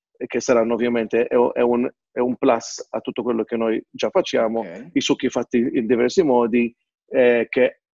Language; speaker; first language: Italian; non-native, fluent; Maltese